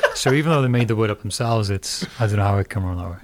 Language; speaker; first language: English; native; English